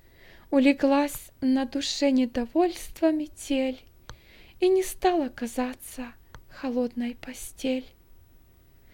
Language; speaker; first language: Russian; native; Russian